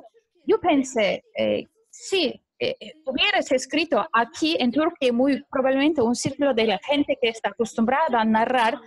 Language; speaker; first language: Spanish; non-native, fluent; Turkish